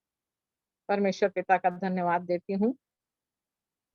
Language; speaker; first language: Hindi; native; Hindi